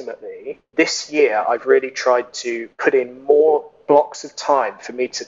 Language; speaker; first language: English; native; English